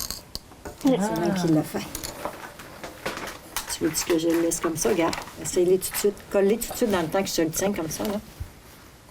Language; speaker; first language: French; native; French